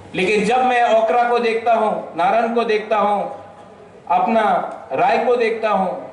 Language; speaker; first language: Hindi; non-native, local second language; Bangla